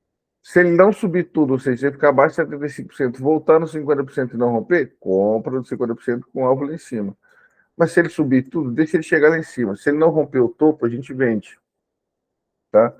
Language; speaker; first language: Portuguese; native; Portuguese